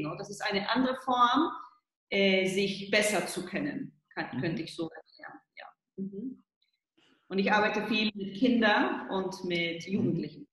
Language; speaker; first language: German; early bilingual, heritage; Spanish